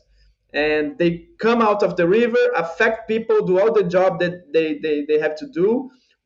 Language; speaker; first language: English; non-native, fluent; Portuguese